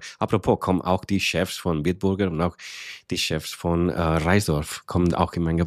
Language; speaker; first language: German; non-native, fluent; Spanish